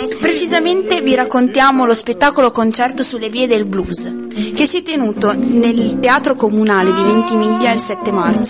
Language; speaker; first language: Italian; native; Italian